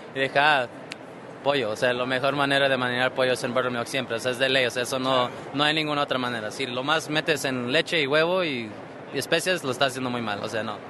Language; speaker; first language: Spanish; early bilingual, heritage; Spanish